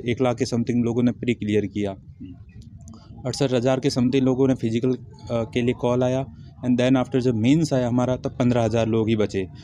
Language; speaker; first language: Hindi; native; Hindi